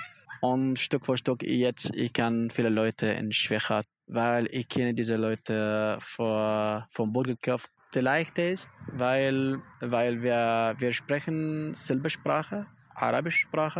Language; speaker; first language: German; non-native, learner; Arabic